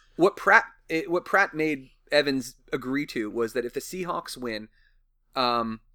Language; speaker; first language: English; native; English